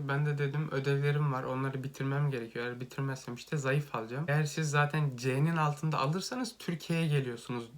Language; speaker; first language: Turkish; native; Turkish